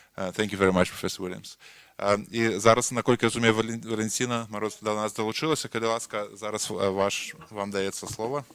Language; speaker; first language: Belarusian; non-native, local second language; Russian